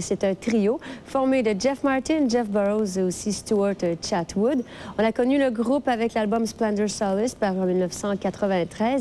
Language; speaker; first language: French; native; French